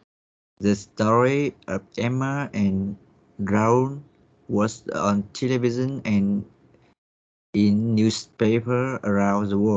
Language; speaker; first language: English; non-native, learner; Vietnamese